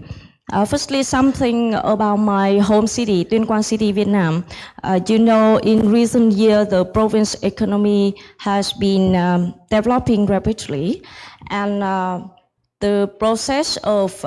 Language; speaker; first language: English; non-native, fluent; Vietnamese